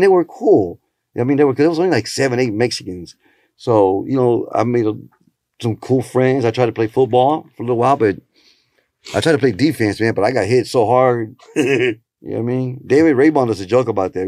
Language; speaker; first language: English; early bilingual, other home language; Spanish